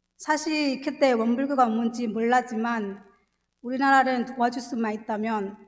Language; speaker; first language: Korean; non-native, fluent; Burmese